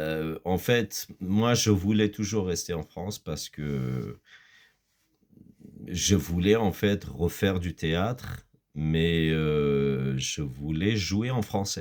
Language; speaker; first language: French; non-native, fluent; Kurdish